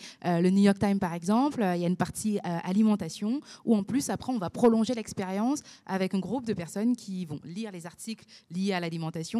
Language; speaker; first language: French; native; French